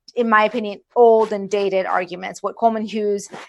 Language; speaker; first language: English; early bilingual, other home language; Persian